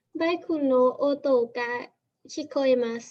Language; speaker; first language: Japanese; non-native, learner; Thai